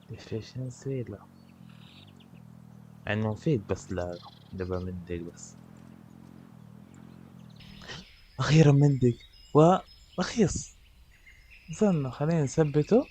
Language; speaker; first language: Arabic; native; Arabic